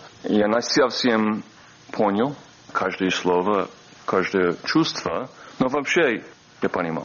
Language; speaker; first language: Russian; non-native, learner; English